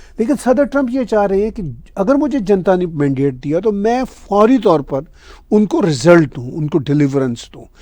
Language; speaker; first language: Urdu; native; Urdu